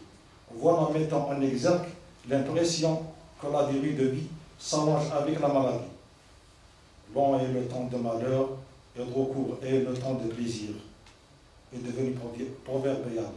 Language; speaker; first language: French; non-native, local second language; Arabic